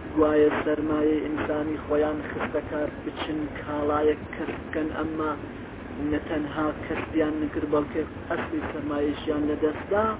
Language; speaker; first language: Central Kurdish; non-native, local second language; Gurani